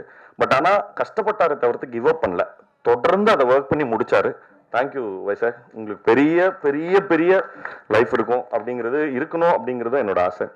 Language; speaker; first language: Tamil; native; Tamil